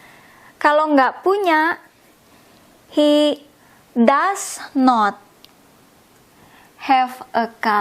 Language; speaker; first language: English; non-native, fluent; Indonesian